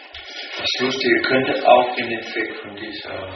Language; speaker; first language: German; non-native, fluent; Danish